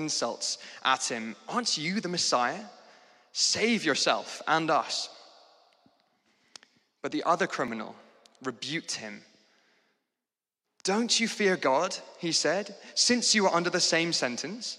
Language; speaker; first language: English; native; English